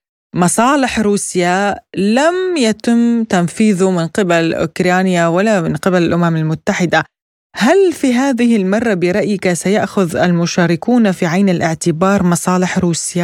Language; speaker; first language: Arabic; native; Arabic